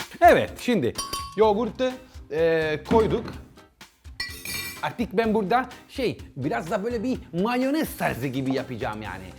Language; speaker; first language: Turkish; non-native, learner; Italian